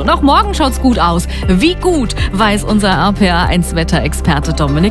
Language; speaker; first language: German; native; German